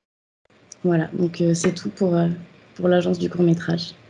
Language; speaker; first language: French; native; French